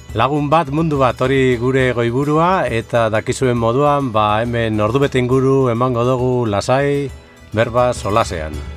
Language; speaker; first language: Basque; native; Basque